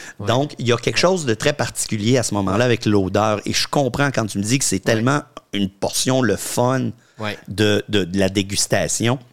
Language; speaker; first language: French; native; French